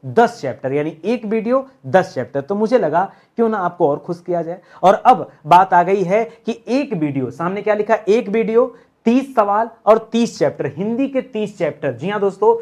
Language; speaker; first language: Hindi; native; Hindi